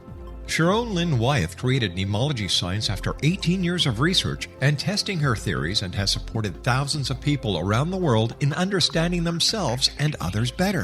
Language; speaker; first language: English; native; English